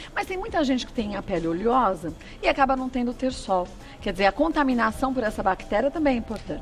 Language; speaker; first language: Portuguese; native; Portuguese